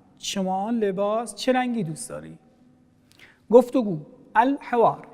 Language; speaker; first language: Persian; non-native, fluent; Arabic